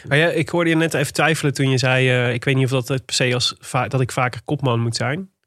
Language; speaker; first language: Dutch; native; Dutch